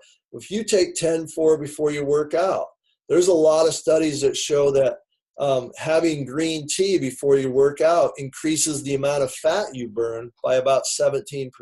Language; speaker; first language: English; native; English